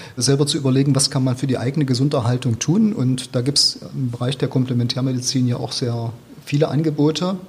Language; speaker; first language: German; native; German